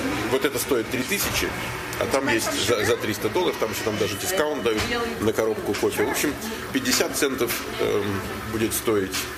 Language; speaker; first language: Russian; native; Russian